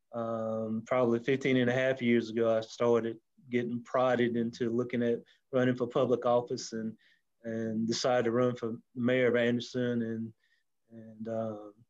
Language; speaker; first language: English; native; English